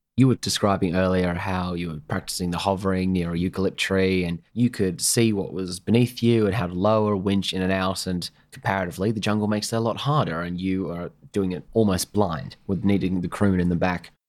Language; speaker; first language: English; native; English